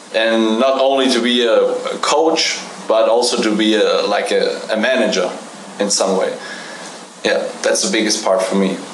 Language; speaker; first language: English; non-native, fluent; German